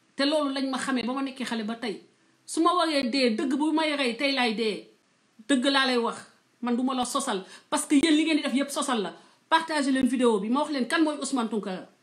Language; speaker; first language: Wolof; non-native, local second language; Serer